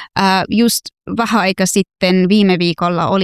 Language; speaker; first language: Finnish; non-native, fluent; Persian